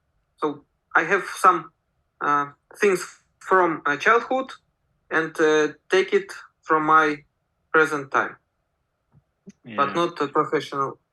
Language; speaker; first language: English; non-native, learner; Russian